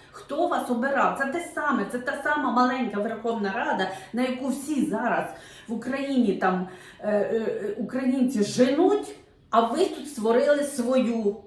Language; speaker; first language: Ukrainian; non-native, local second language; Russian